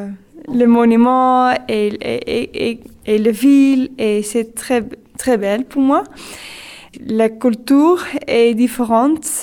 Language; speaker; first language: French; non-native, learner; Dutch